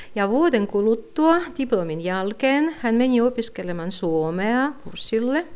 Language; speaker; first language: Finnish; non-native, fluent; Russian